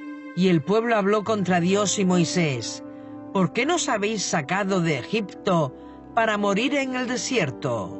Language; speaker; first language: Spanish; native; Spanish